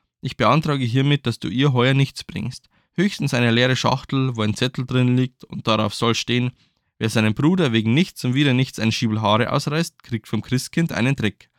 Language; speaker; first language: German; native; German